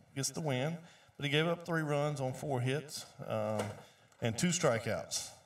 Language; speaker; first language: English; native; English